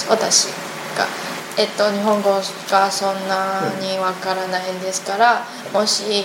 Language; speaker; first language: Japanese; non-native, learner; Chinese